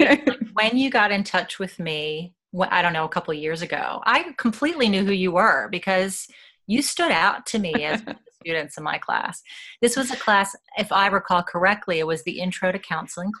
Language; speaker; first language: English; native; English